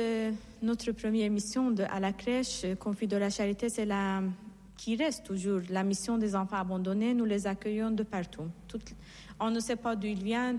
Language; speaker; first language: French; non-native, fluent; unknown